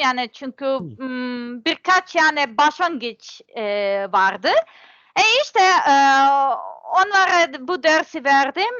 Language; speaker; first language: Turkish; non-native, learner; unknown